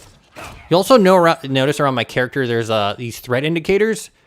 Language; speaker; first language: English; native; English